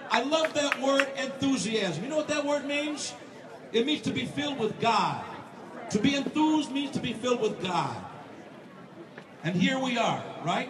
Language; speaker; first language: English; native; English